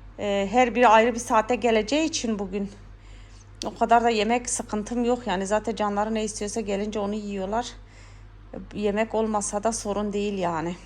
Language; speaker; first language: Turkish; native; Turkish